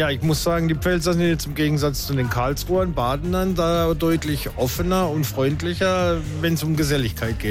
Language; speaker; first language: German; native; German